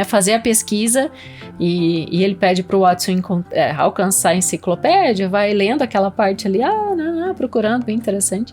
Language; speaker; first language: Portuguese; native; Portuguese